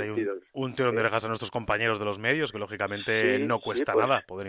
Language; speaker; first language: Spanish; native; Spanish